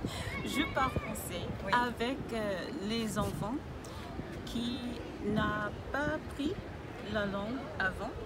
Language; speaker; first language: French; non-native, learner; English